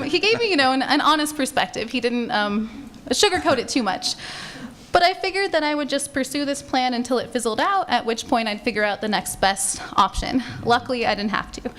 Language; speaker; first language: English; native; English